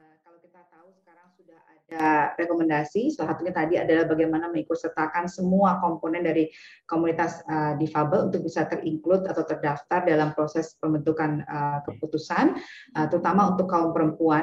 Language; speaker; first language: Indonesian; native; Indonesian